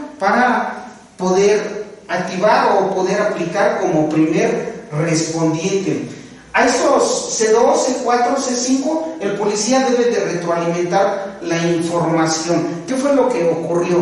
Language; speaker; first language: Spanish; native; Spanish